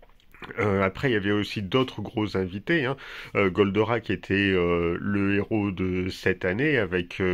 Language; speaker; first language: French; native; French